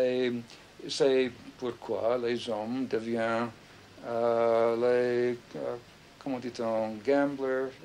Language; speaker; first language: French; non-native, fluent; English